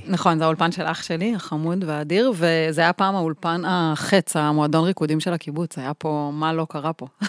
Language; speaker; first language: Hebrew; native; Hebrew